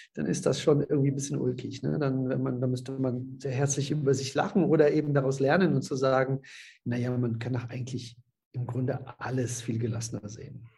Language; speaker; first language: German; early bilingual, other home language; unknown